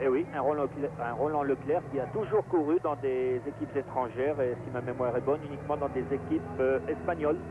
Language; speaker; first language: French; native; French